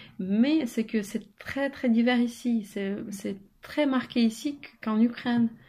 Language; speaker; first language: French; non-native, fluent; Ukrainian